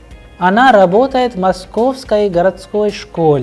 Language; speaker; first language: Russian; non-native, fluent; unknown